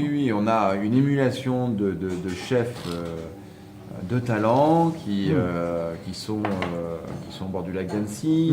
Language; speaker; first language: French; native; French